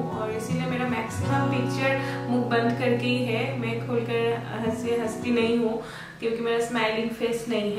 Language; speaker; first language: Hindi; non-native, local second language; Bangla